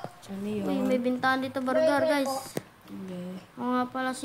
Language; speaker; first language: Filipino; native; Filipino